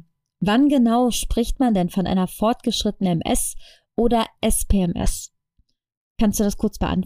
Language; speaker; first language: German; native; German